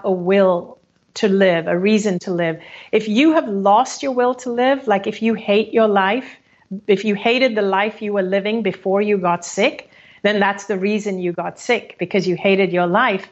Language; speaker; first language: English; native; English